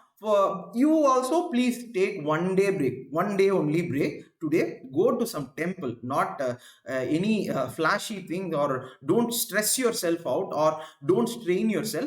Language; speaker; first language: English; non-native, local second language; Tamil